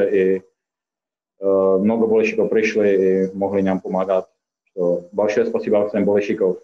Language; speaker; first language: Russian; non-native, fluent; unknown